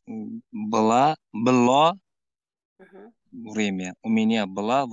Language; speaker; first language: Russian; non-native, learner; Uzbek